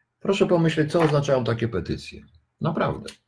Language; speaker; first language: Polish; native; Polish